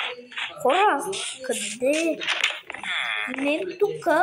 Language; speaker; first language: Bulgarian; early bilingual, heritage; Bulgarian